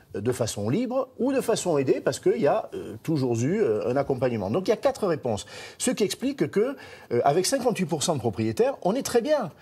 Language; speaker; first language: French; native; French